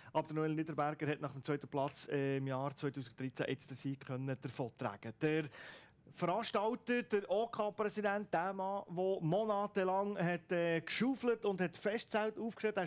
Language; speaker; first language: German; native; German